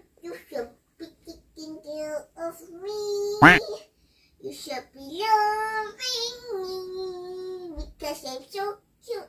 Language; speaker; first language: English; non-native, local second language; Cantonese